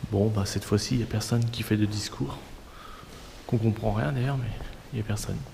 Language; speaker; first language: French; native; French